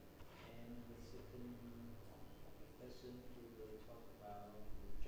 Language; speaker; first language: English; non-native, learner; Vietnamese